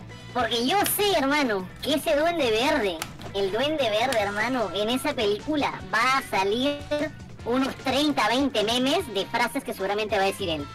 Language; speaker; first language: Spanish; native; Spanish